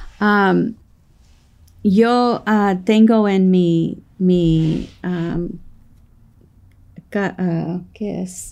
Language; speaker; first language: Spanish; non-native, fluent; English